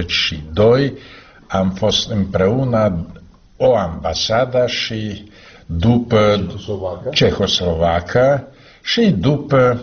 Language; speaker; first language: Romanian; non-native, fluent; Slovak